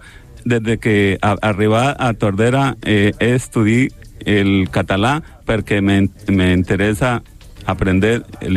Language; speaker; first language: Catalan; non-native, learner; Spanish